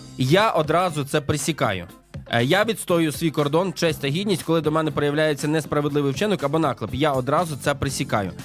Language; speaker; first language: Ukrainian; native; Ukrainian